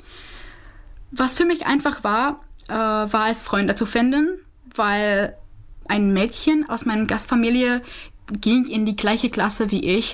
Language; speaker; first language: German; non-native, fluent; Czech